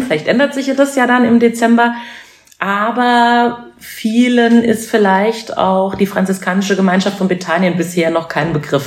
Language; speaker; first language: German; native; German